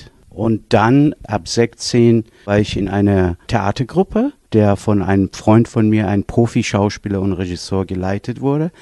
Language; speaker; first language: German; non-native, fluent; Persian